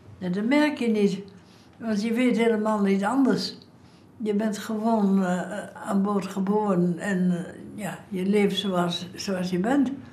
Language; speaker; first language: Dutch; native; Dutch